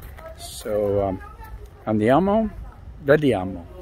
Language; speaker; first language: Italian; non-native, learner; English